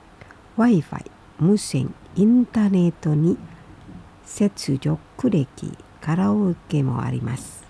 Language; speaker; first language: Japanese; non-native, fluent; Indonesian